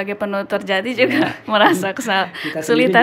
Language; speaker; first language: Indonesian; native; Indonesian